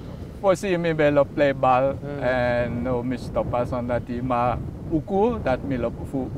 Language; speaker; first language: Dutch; non-native, local second language; Sranan Tongo